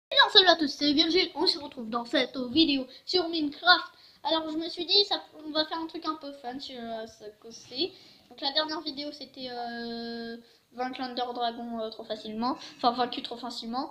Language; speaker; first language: French; native; French